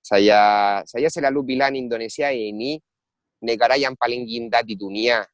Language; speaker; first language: Indonesian; non-native, fluent; Spanish